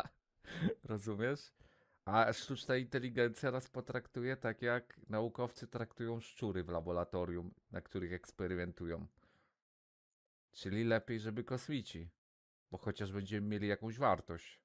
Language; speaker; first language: Polish; native; Polish